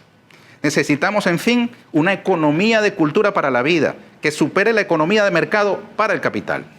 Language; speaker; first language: Spanish; native; Spanish